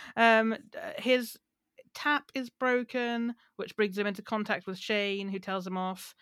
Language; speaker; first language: English; native; English